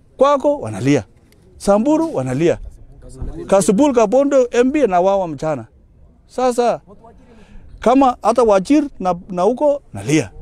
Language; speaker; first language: Swahili; non-native, local second language; Kalenjin